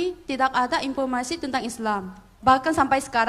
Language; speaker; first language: Indonesian; non-native, learner; Korean